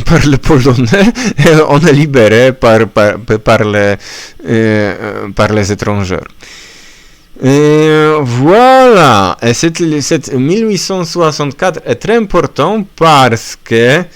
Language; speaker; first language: French; non-native, learner; Polish